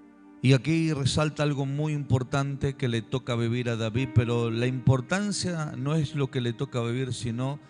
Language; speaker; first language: Spanish; native; Spanish